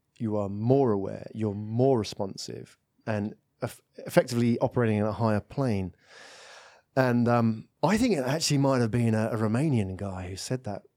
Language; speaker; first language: English; native; English